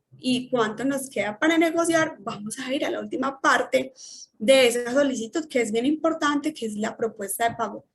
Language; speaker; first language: Spanish; native; Spanish